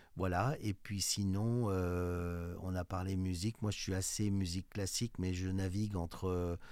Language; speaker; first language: French; native; French